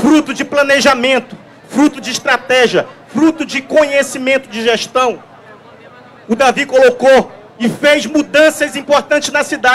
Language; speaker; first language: Portuguese; native; Portuguese